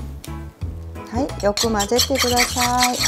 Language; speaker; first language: Japanese; non-native, fluent; Korean